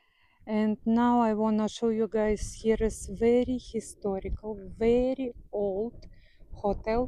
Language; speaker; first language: English; non-native, learner; Russian